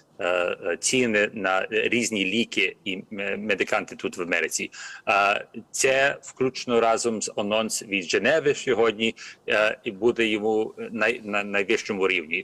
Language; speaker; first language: Ukrainian; early bilingual, heritage; Ukrainian